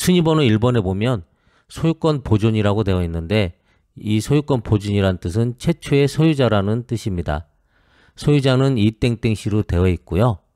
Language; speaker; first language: Korean; native; Korean